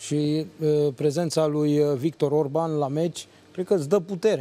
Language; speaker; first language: Romanian; native; Romanian